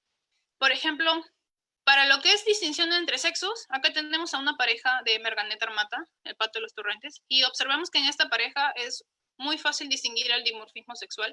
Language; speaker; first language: Spanish; native; Spanish